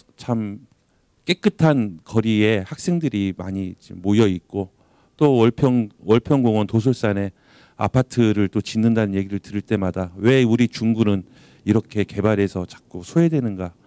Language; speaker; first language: Korean; native; Korean